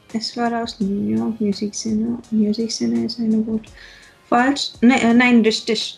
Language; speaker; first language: German; non-native, learner; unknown